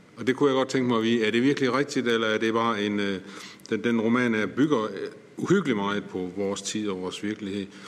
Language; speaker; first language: Danish; native; Danish